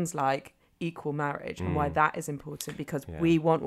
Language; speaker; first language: English; native; English